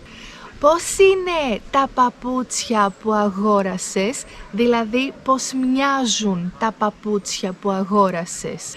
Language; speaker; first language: Greek; native; Greek